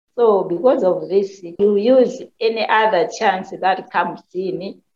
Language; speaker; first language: English; non-native, local second language; Nyanja